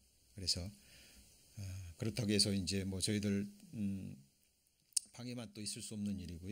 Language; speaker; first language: Korean; native; Korean